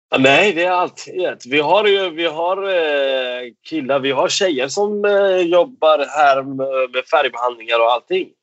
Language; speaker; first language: Swedish; non-native, fluent; Persian